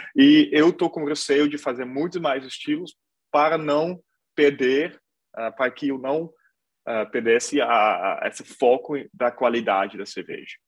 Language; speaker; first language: Portuguese; non-native, fluent; Dutch